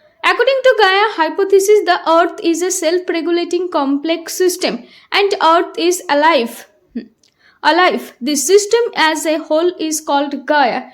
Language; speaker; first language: English; non-native, local second language; Bangla